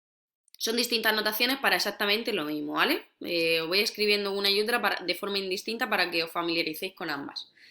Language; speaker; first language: Spanish; native; Spanish